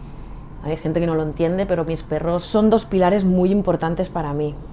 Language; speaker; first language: Spanish; non-native, local second language; Catalan